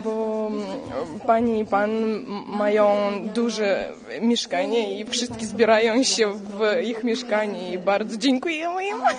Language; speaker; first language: Polish; non-native, learner; Russian